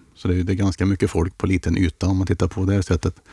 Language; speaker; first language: Swedish; native; Swedish